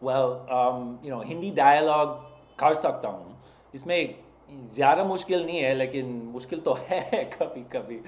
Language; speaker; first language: Hindi; non-native, learner; English